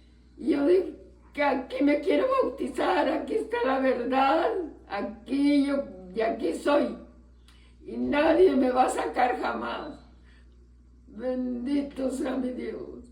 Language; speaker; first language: Spanish; native; Spanish